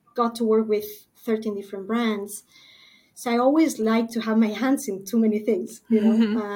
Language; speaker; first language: English; non-native, fluent; Spanish